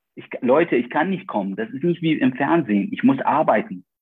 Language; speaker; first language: German; non-native, fluent; Arabic